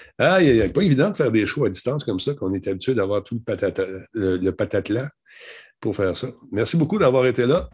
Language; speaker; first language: French; native; French